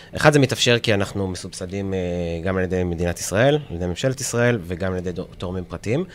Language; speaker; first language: Hebrew; native; Hebrew